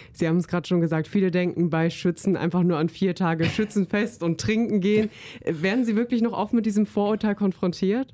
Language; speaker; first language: German; native; German